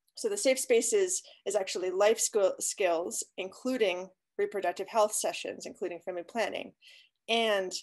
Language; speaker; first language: English; native; English